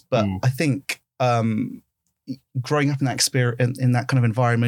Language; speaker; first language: English; native; English